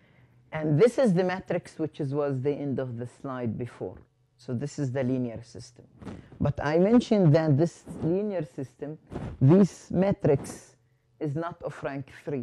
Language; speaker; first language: English; non-native, fluent; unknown